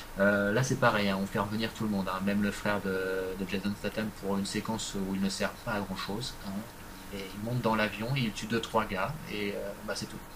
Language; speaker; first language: French; native; French